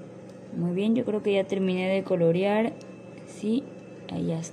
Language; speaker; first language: Spanish; native; Spanish